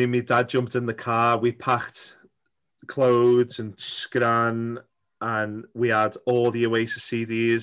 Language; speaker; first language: English; native; English